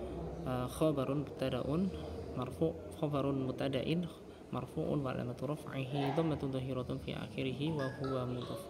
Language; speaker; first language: Arabic; non-native, fluent; Indonesian